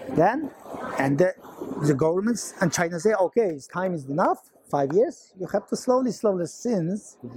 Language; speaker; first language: English; non-native, learner; Chinese